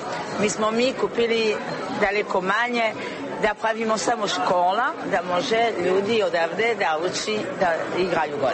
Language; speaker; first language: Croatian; non-native, learner; French